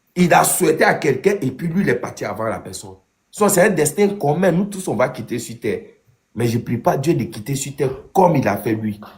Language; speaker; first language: French; non-native, local second language; Dyula